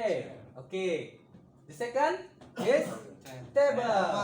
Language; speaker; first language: English; non-native, learner; Indonesian